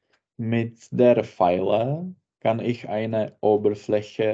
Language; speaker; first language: German; non-native, learner; Czech